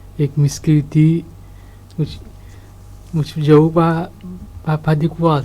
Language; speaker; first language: French; non-native, local second language; Morisyen